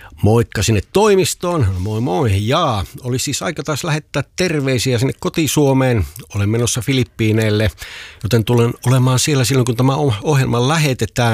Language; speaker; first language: Finnish; native; Finnish